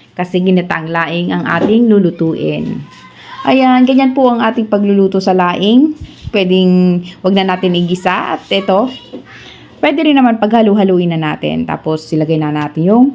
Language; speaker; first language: Filipino; non-native, local second language; Bikol